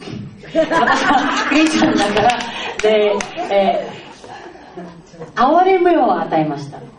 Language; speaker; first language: Japanese; non-native, fluent; Filipino